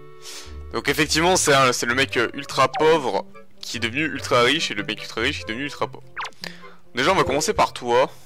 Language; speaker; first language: French; native; French